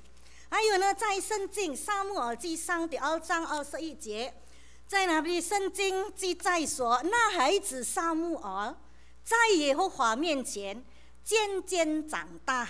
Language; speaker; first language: Chinese; native; Chinese